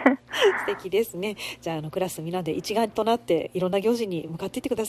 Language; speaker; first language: Japanese; native; Japanese